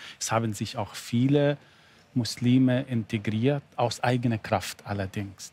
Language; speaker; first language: German; non-native, fluent; Arabic